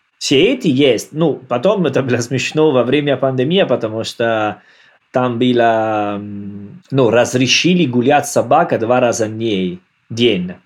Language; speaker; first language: Russian; non-native, learner; Italian